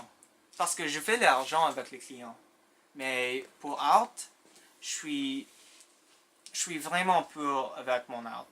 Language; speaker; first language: French; non-native, local second language; English